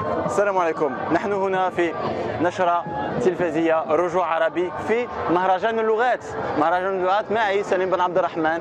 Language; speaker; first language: Arabic; early bilingual, heritage; Arabic